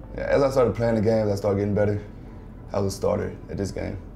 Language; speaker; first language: English; native; English